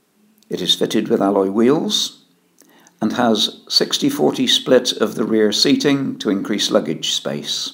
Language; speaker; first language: English; native; English